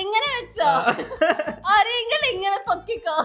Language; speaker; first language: Malayalam; non-native, learner; Tamil